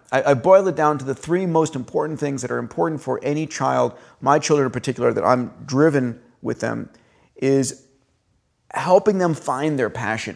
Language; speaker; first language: English; early bilingual, other home language; Greek